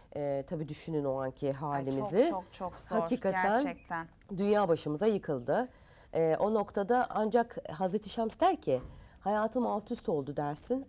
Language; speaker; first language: Turkish; early bilingual, heritage; Turkish